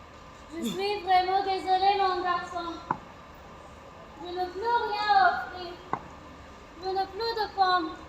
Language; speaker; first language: French; non-native, learner; Arabic